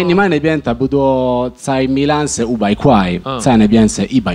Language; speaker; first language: Chinese; non-native, learner; Italian